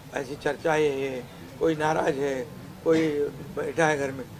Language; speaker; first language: Hindi; non-native, local second language; Marathi